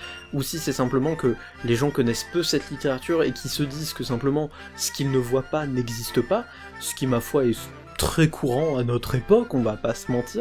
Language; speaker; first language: French; native; French